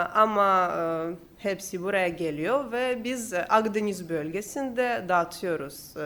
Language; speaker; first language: Turkish; non-native, fluent; Russian